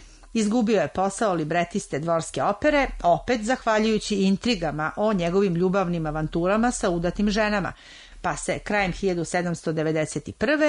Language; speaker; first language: Serbian; native; Serbian